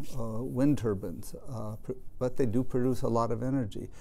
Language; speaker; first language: English; native; English